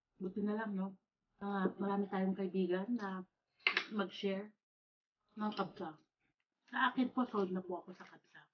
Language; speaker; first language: Filipino; non-native, local second language; Iloko